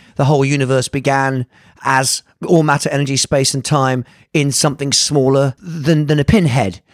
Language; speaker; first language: English; native; English